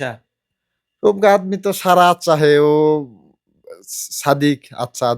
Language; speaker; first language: Hindi; non-native, learner; Bangla